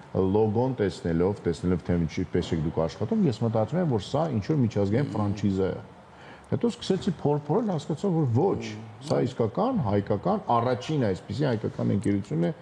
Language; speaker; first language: Armenian; native; Armenian